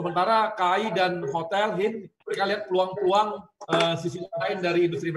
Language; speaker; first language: Indonesian; native; Indonesian